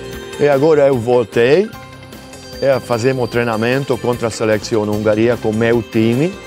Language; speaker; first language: Portuguese; non-native, learner; Hungarian